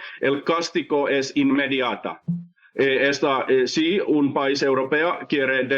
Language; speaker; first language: Spanish; non-native, fluent; Finnish